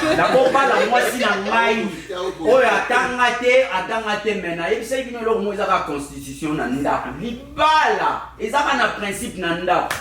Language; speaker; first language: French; non-native, local second language; Lingala